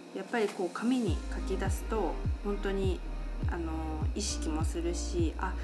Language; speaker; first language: Japanese; native; Japanese